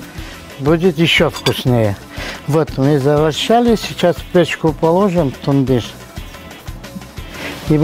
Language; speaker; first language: Russian; non-native, fluent; Armenian